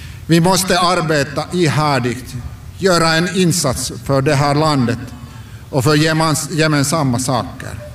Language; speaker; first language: Swedish; non-native, local second language; Finnish